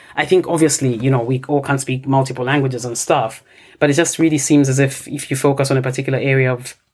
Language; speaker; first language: English; non-native, local second language; Bemba